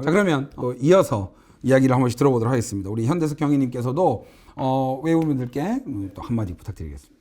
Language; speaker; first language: Korean; native; Korean